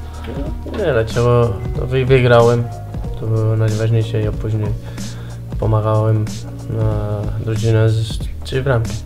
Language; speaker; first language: Polish; non-native, learner; Spanish